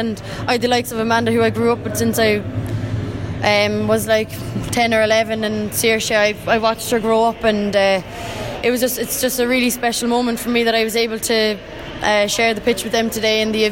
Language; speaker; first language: English; native; English